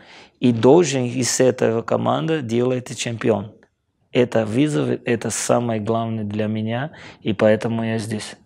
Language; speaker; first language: Russian; non-native, fluent; Portuguese